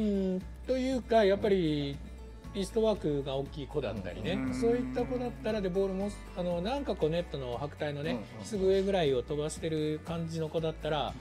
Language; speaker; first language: Japanese; native; Japanese